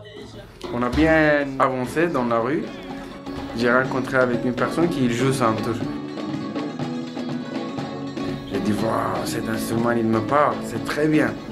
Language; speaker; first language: French; non-native, learner; Kurdish